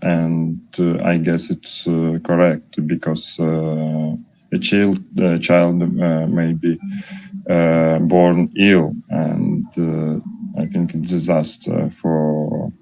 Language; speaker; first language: English; non-native, learner; Russian